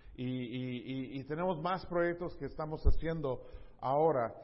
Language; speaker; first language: Spanish; early bilingual, heritage; Spanish